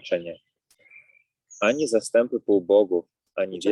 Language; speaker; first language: Polish; native; Polish